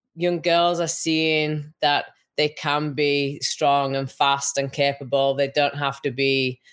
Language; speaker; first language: English; native; English